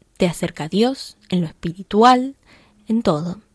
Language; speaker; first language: Spanish; native; Spanish